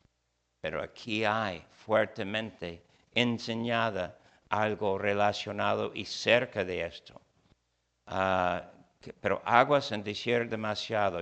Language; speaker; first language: Spanish; non-native, fluent; English